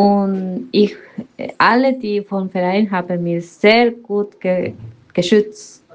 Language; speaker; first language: German; early bilingual, heritage; Spanish